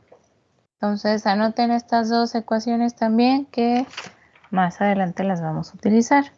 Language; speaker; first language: Spanish; native; Spanish